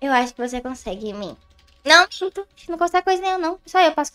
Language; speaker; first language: Portuguese; native; Portuguese